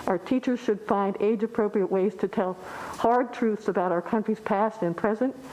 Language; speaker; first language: English; native; English